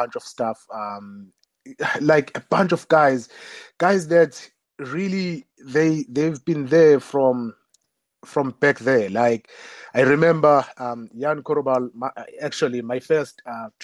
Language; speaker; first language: English; non-native, local second language; Zulu